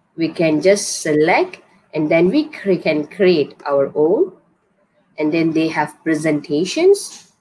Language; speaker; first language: English; non-native, local second language; Tamil